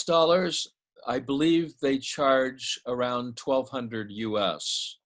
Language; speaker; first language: English; native; English